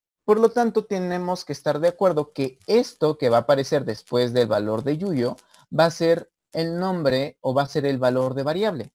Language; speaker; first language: Spanish; native; Spanish